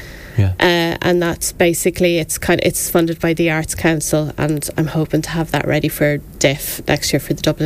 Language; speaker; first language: English; native; English